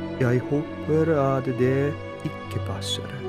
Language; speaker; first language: Norwegian; non-native, fluent; Polish